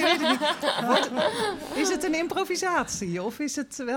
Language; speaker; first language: Dutch; native; Dutch